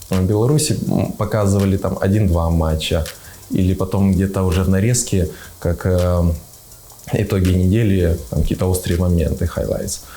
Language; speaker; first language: Russian; native; Russian